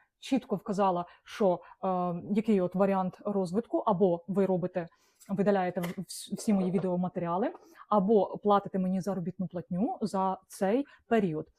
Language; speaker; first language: Ukrainian; non-native, local second language; Russian